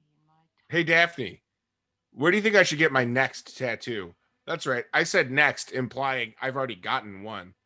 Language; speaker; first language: English; native; English